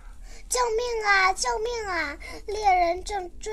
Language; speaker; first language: Chinese; native; Chinese